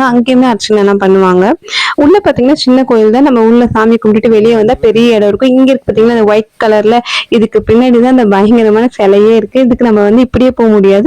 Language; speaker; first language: Tamil; native; Tamil